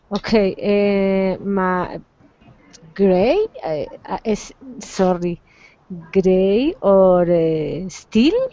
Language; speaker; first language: English; non-native, learner; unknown